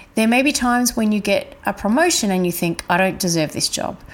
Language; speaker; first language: English; native; English